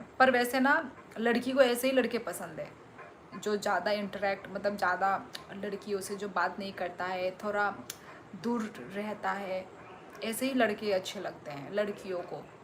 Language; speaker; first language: Hindi; non-native, local second language; Kok Borok